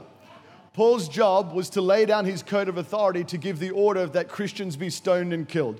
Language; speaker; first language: English; native; English